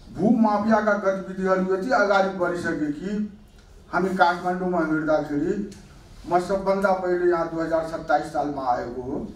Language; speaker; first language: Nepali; non-native, local second language; Maithili